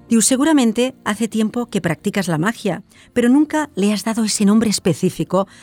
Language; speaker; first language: Spanish; non-native, local second language; Catalan